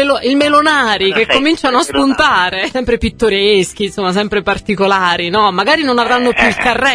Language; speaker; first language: Italian; native; Italian